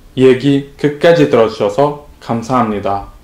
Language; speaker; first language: Korean; non-native, learner; Uzbek